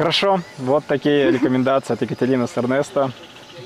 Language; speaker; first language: Russian; native; Russian